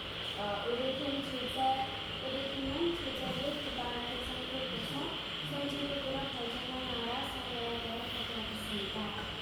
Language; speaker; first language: Korean; non-native, learner; Khmer